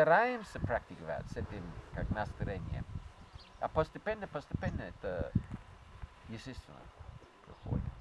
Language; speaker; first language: Russian; non-native, fluent; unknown